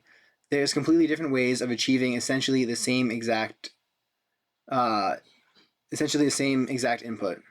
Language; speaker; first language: English; native; English